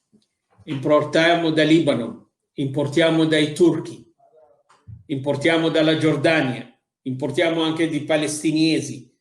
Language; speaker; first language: Italian; non-native, fluent; Arabic